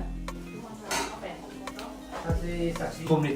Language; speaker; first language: French; non-native, local second language; Morisyen